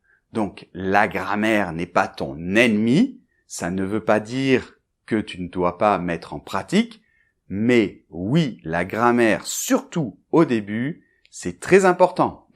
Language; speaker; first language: French; native; French